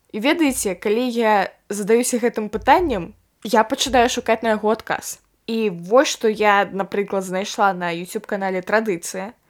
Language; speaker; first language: Belarusian; non-native, local second language; Russian